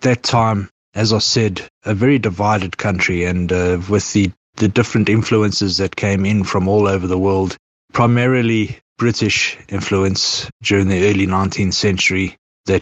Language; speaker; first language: English; native; English